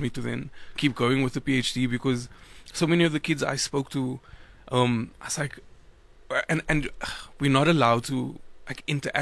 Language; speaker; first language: English; native; English